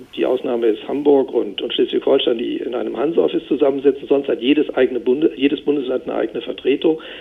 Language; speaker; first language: German; native; German